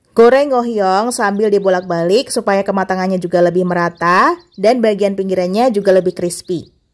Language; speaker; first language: Indonesian; native; Indonesian